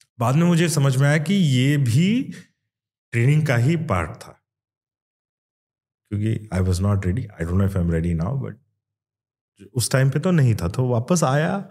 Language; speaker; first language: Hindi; non-native, local second language; Kannada